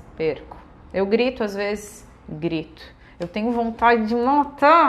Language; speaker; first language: Portuguese; native; Portuguese